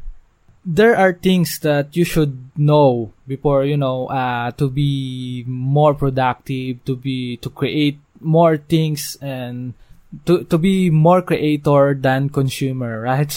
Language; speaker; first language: English; non-native, local second language; Filipino